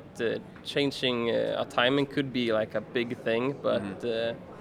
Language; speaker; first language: English; non-native, fluent; Swedish